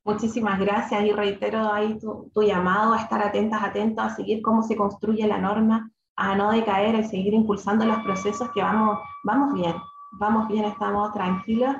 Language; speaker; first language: Spanish; native; Spanish